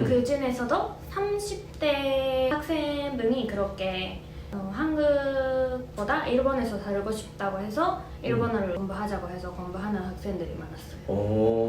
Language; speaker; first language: Korean; non-native, fluent; Japanese